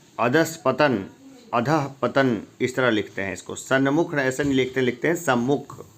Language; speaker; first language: Hindi; native; Hindi